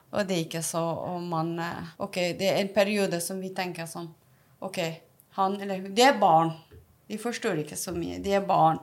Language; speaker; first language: Norwegian; non-native, fluent; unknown